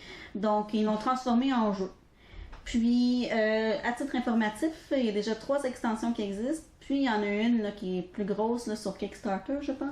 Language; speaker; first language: French; native; French